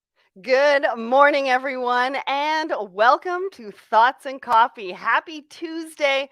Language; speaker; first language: English; native; English